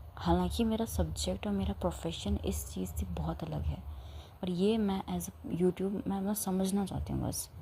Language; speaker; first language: Hindi; non-native, local second language; Marwari